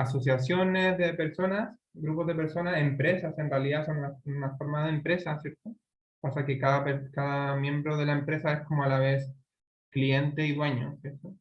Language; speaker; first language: Spanish; native; Spanish